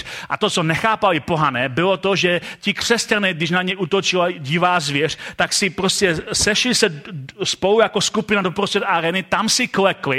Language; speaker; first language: Czech; native; Czech